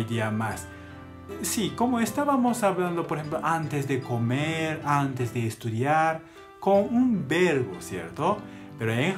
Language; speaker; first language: Spanish; non-native, learner; Japanese